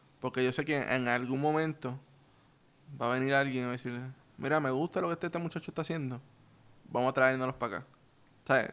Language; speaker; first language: Spanish; native; Spanish